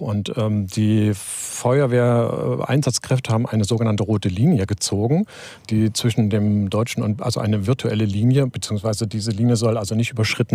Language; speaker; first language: German; native; German